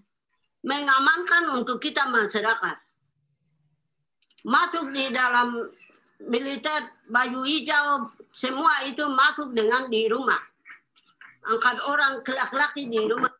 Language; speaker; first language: Indonesian; non-native, local second language; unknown